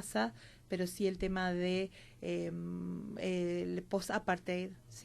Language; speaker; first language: Spanish; native; Spanish